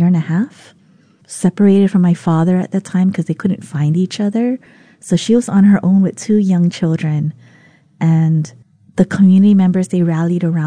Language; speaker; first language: English; non-native, local second language; Vietnamese